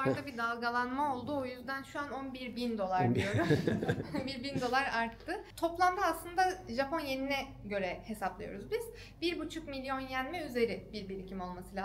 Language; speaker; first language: Turkish; native; Turkish